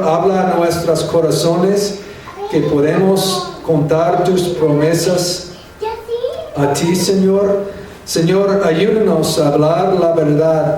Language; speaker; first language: Spanish; non-native, fluent; English